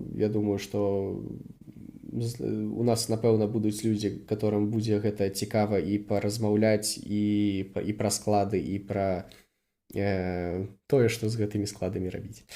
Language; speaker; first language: Belarusian; non-native, local second language; Russian